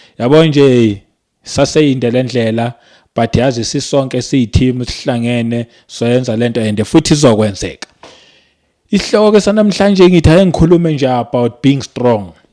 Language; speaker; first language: Zulu; native; Zulu